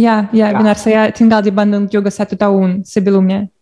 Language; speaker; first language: Indonesian; non-native, learner; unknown